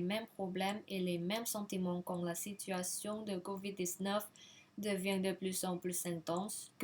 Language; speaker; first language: French; non-native, learner; Thai